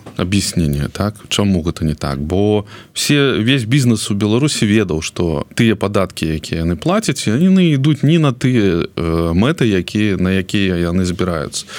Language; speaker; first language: Belarusian; non-native, local second language; Russian